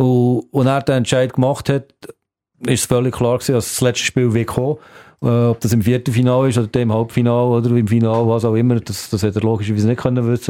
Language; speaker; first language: German; native; German